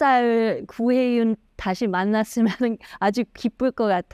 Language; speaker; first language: Korean; early bilingual, heritage; Korean